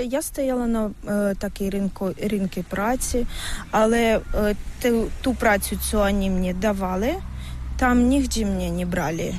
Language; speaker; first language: Polish; non-native, learner; Russian